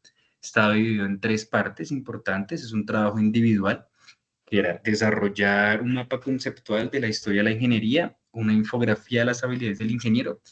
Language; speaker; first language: Spanish; native; Spanish